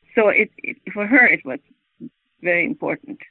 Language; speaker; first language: English; non-native, fluent; Swedish